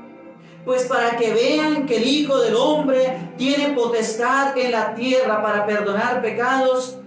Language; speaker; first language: Spanish; native; Spanish